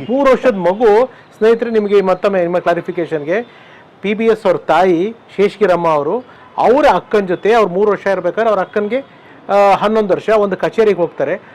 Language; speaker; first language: Kannada; native; Kannada